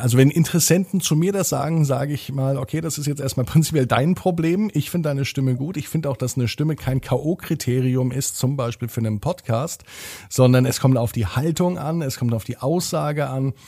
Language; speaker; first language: German; native; German